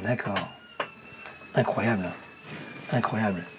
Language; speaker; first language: French; native; French